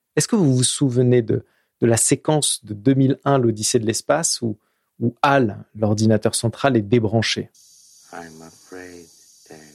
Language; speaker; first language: French; native; French